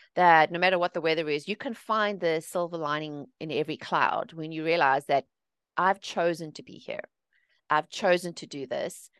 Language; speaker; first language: English; native; English